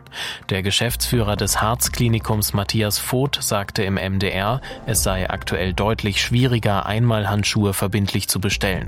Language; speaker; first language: German; native; German